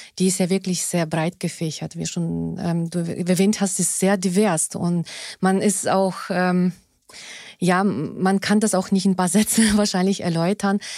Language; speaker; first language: German; non-native, fluent; Russian